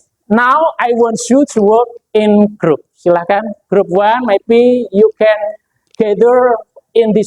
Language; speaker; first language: English; non-native, fluent; Indonesian